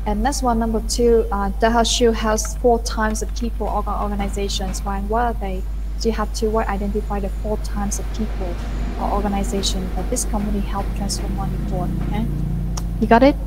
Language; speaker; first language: English; non-native, fluent; Vietnamese